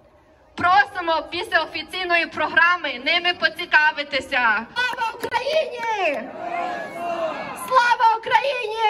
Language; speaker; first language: Ukrainian; early bilingual, heritage; Ukrainian